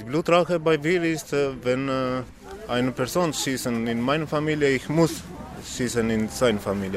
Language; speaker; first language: German; non-native, learner; Albanian